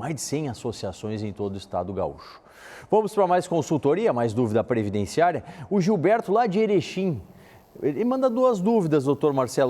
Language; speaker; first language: Portuguese; native; Portuguese